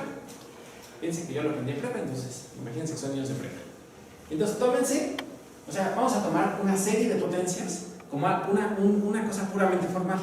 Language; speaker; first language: Spanish; native; Spanish